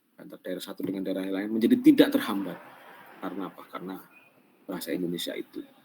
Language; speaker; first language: Indonesian; non-native, local second language; Javanese